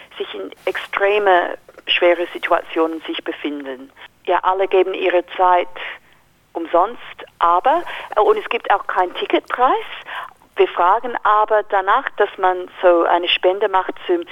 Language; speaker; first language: German; non-native, learner; English